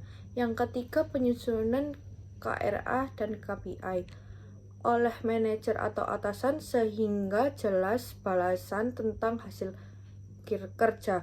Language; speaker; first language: Indonesian; native; Indonesian